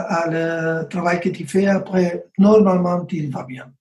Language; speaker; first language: French; non-native, learner; Spanish